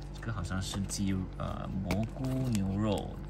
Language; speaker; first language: Chinese; non-native, local second language; English